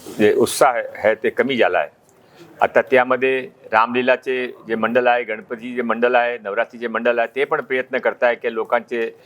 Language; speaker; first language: Marathi; non-native, local second language; Hindi